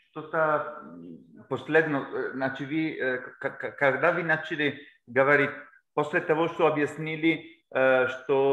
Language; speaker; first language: Russian; non-native, learner; Bulgarian